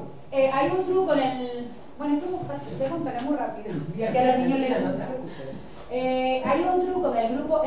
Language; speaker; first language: Spanish; native; Spanish